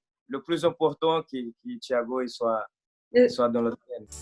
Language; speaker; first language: French; non-native, fluent; Portuguese